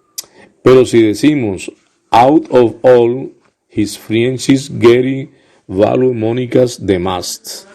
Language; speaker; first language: English; non-native, fluent; Spanish